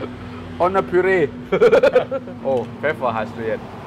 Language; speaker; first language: German; non-native, fluent; Balinese